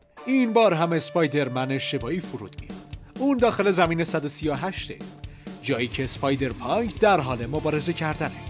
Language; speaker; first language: Persian; native; Persian